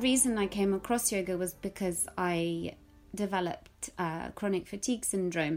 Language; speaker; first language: English; early bilingual, other home language; Russian